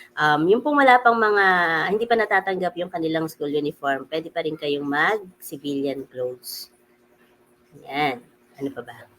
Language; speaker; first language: Filipino; native; Filipino